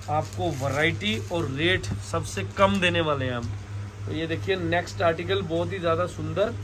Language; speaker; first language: Hindi; non-native, local second language; Punjabi